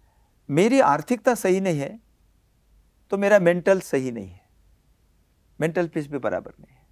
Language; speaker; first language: Hindi; native; Hindi